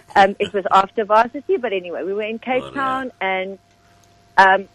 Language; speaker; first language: English; native; English